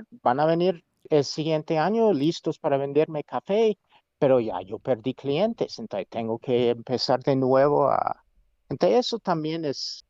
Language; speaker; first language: Spanish; non-native, fluent; English